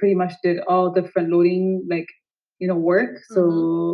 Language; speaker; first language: English; non-native, fluent; Amharic